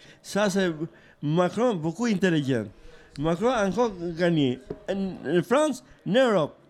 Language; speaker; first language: French; non-native, learner; Albanian